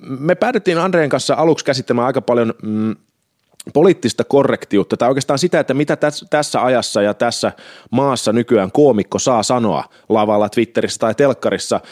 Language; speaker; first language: Finnish; native; Finnish